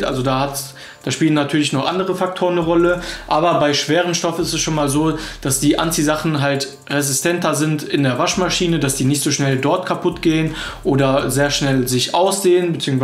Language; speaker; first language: German; native; German